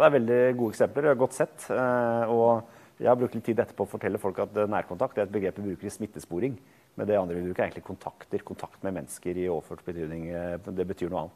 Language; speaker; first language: Norwegian; native; Norwegian